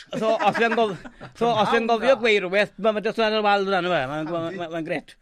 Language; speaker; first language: Welsh; native; Welsh